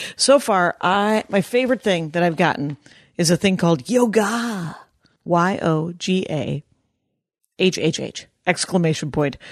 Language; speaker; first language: English; native; English